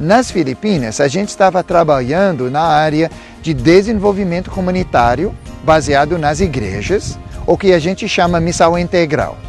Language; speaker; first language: Portuguese; non-native, fluent; English